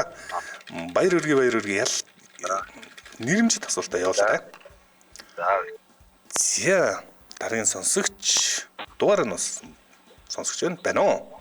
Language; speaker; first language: Mongolian; native; Mongolian